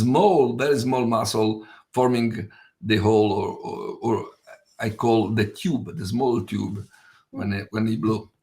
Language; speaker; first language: English; non-native, fluent; Italian